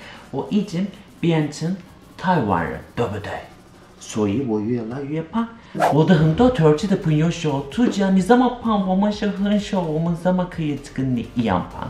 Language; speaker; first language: Chinese; non-native, learner; Turkish